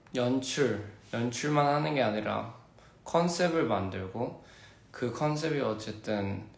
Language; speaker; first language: Korean; early bilingual, other home language; English